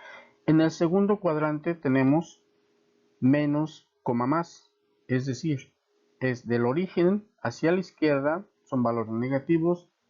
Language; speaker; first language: Spanish; native; Spanish